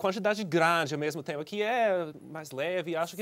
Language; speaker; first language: Portuguese; non-native, fluent; English